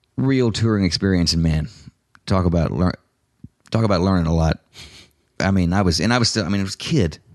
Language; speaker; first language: English; native; English